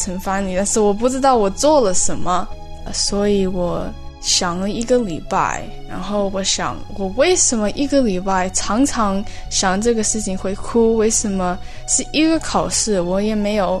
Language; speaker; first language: Chinese; early bilingual, heritage; Chinese